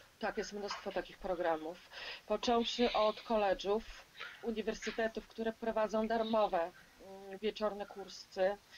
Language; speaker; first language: Polish; native; Polish